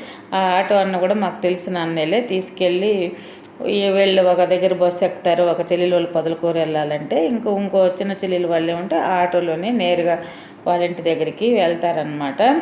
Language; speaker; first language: Telugu; native; Telugu